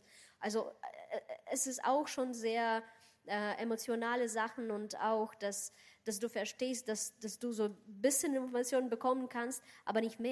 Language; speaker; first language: German; non-native, fluent; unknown